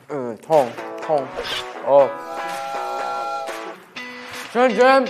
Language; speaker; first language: Chinese; non-native, learner; English